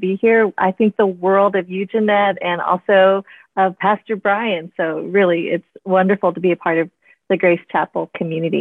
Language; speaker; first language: English; native; English